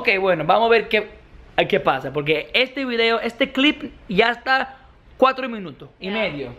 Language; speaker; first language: Spanish; non-native, learner; English